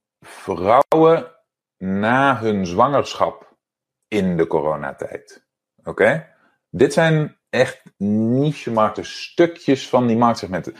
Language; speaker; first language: Dutch; native; Dutch